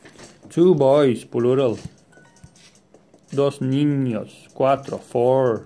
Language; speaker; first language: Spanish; non-native, learner; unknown